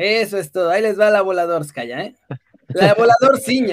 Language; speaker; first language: Spanish; native; Spanish